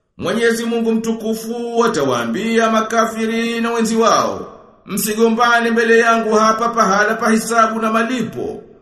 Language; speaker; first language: Swahili; native; Swahili